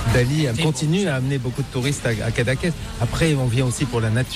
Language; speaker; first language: French; native; French